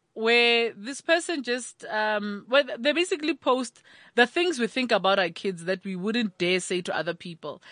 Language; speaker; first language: English; non-native, local second language; Tswana